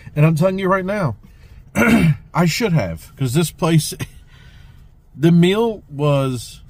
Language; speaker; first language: English; native; English